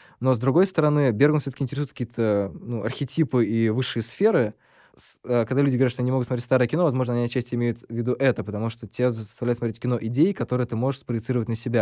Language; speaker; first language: Russian; native; Russian